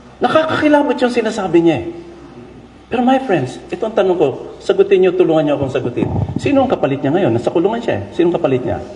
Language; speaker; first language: Filipino; non-native, local second language; Iloko